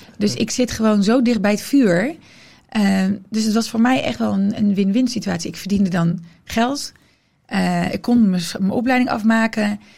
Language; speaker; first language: Dutch; early bilingual, other home language; Riffian